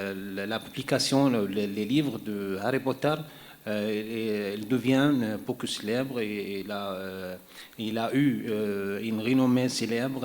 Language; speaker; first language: French; non-native, learner; Arabic